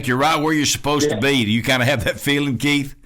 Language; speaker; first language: English; native; English